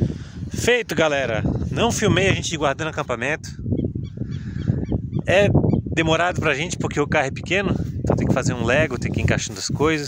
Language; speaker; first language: Portuguese; native; Portuguese